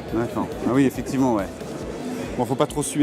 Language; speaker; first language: French; native; French